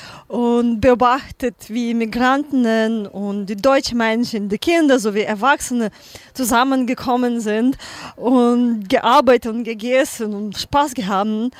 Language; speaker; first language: German; non-native, learner; Ukrainian